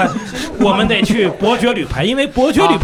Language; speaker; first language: Chinese; native; Chinese